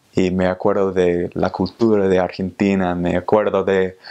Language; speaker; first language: Spanish; non-native, fluent; English